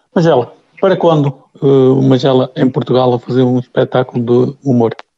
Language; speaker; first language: Portuguese; native; Portuguese